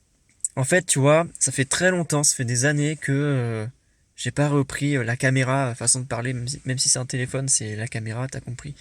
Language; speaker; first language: French; native; French